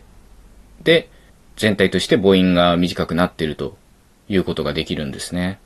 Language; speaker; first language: Japanese; native; Japanese